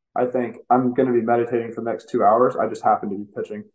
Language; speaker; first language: English; native; English